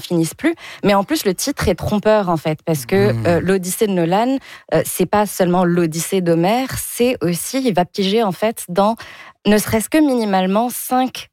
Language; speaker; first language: French; native; French